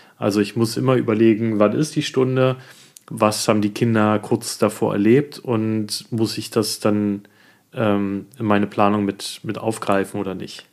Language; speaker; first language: German; native; German